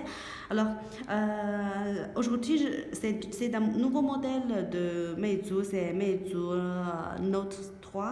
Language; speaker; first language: French; non-native, learner; Chinese